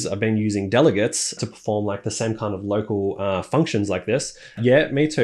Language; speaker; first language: English; native; English